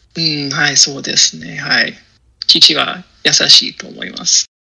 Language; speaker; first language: Japanese; non-native, learner; English